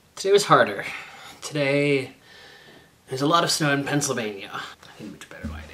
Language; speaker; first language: English; native; English